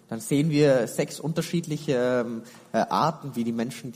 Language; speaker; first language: German; native; German